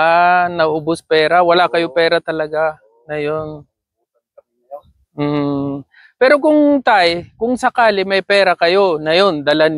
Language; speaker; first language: Filipino; non-native, learner; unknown